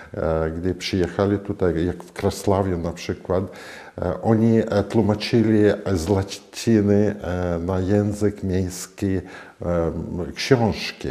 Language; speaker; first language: Polish; non-native, fluent; Latvian